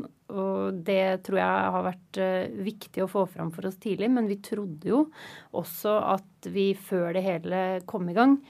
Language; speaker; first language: Norwegian; native; Norwegian